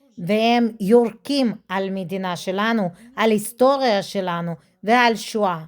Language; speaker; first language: Hebrew; non-native, fluent; Russian